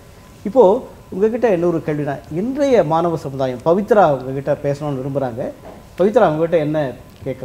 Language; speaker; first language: Tamil; native; Tamil